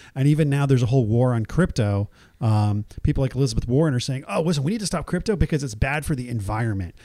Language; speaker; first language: English; native; English